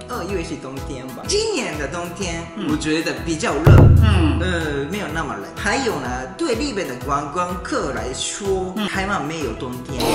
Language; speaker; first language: Chinese; non-native, fluent; Japanese